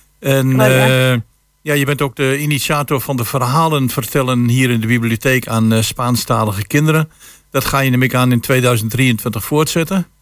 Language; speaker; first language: Dutch; native; Dutch